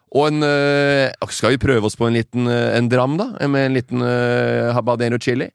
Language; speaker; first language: Norwegian; native; Norwegian